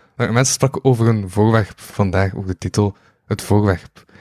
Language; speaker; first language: Dutch; native; Dutch